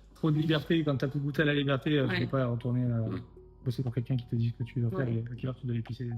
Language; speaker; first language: French; native; French